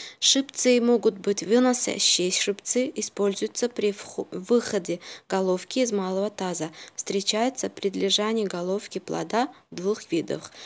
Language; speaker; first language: Russian; non-native, local second language; Uzbek